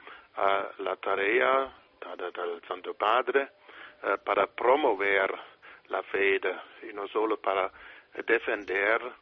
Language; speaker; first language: Spanish; non-native, fluent; German